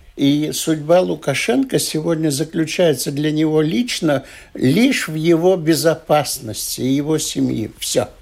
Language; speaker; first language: Russian; non-native, local second language; Latvian